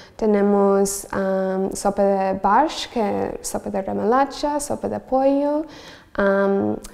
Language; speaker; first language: Spanish; non-native, learner; English